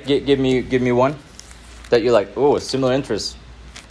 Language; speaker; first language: English; non-native, local second language; Filipino